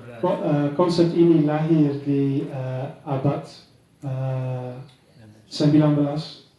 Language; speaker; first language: Indonesian; non-native, learner; Dutch